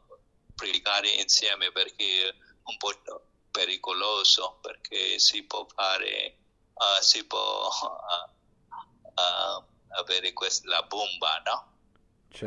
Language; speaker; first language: Italian; non-native, learner; Burmese